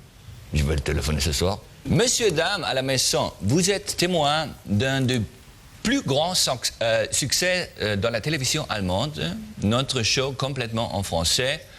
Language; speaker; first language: French; non-native, learner; German